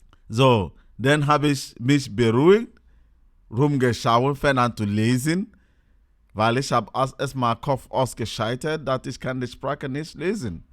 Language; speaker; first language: German; non-native, learner; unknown